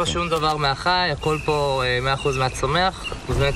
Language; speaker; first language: Hebrew; native; Hebrew